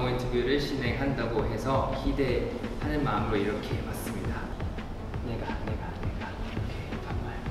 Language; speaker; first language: Korean; non-native, fluent; Thai